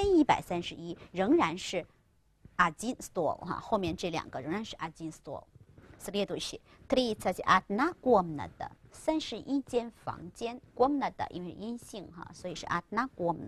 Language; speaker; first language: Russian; non-native, fluent; Chinese